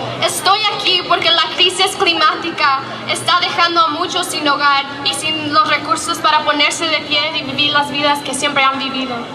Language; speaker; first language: Spanish; native; Spanish